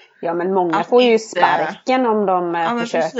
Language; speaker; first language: Swedish; native; Swedish